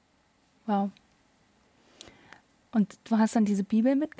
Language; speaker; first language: German; native; German